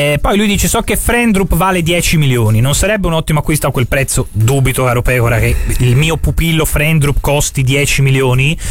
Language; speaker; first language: Italian; native; Italian